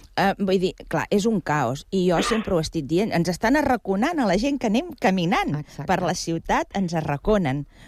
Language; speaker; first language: Catalan; non-native, local second language; Spanish